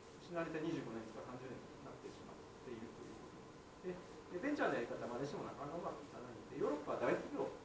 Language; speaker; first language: Japanese; native; Japanese